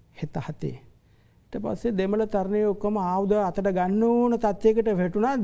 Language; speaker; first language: Sinhala; non-native, local second language; Tamil